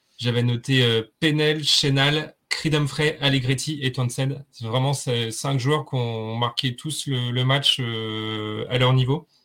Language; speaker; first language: French; native; French